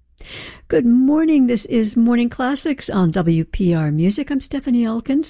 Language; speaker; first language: English; native; English